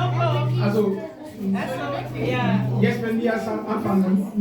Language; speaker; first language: German; non-native, learner; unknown